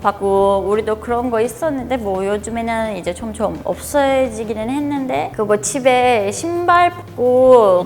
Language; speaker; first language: Korean; non-native, fluent; Turkish